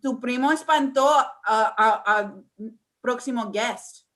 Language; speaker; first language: Spanish; early bilingual, heritage; English